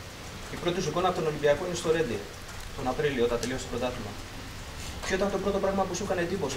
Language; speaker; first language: Greek; native; Greek